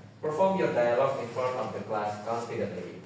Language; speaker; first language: English; non-native, fluent; Indonesian